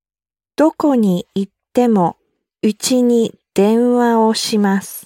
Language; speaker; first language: Japanese; non-native, learner; English